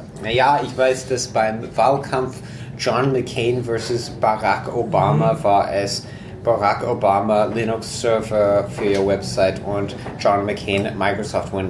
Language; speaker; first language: German; non-native, fluent; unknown